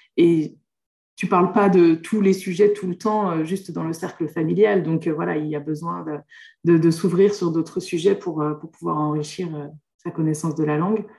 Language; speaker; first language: French; native; French